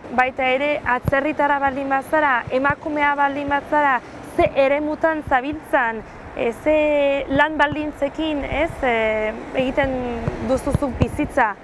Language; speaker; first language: Basque; non-native, fluent; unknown